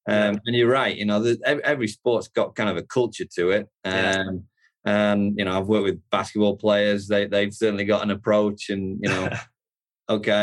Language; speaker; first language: English; native; English